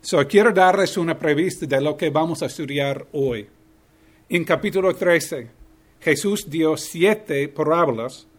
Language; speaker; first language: Spanish; non-native, fluent; English